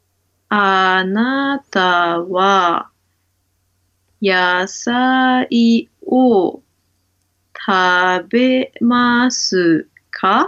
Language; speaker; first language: Japanese; non-native, learner; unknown